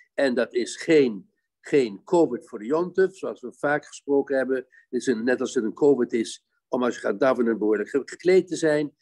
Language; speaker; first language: Dutch; native; Dutch